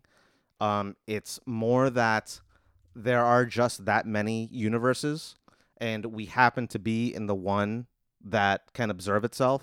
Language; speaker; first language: English; native; English